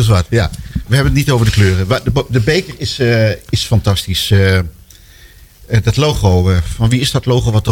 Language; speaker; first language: Dutch; native; Dutch